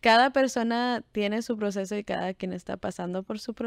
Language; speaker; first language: Spanish; early bilingual, heritage; Spanish